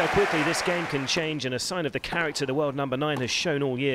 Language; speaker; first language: English; native; English